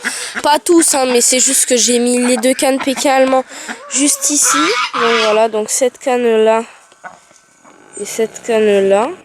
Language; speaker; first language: French; native; French